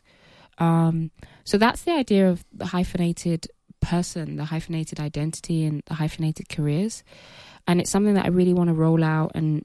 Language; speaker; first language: English; native; English